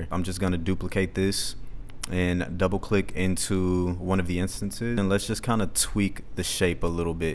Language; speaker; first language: English; native; English